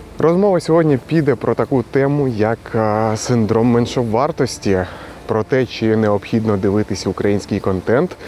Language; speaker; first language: Ukrainian; non-native, local second language; Russian